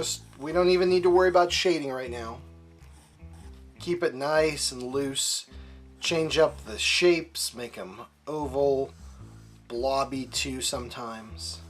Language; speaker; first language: English; native; English